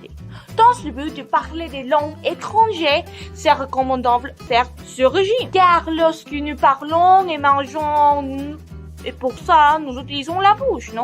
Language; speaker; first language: French; non-native, learner; Spanish